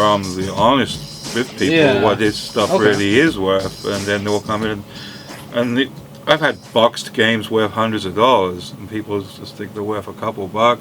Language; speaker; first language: English; non-native, fluent; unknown